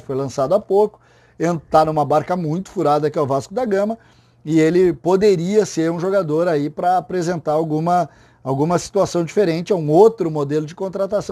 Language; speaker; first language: Portuguese; native; Portuguese